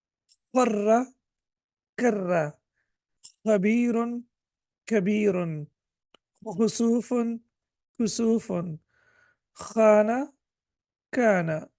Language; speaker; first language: Arabic; non-native, fluent; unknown